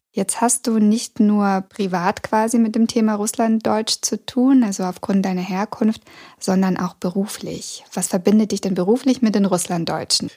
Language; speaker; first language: German; early bilingual, other home language; Russian